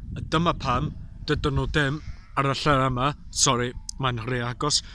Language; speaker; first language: Welsh; non-native, local second language; English